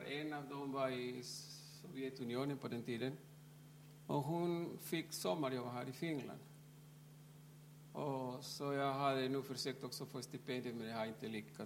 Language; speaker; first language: Swedish; non-native, fluent; Spanish